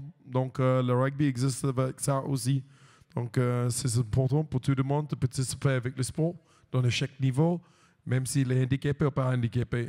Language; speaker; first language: French; non-native, learner; English